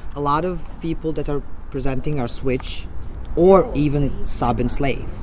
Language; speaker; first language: English; non-native, fluent; Serbian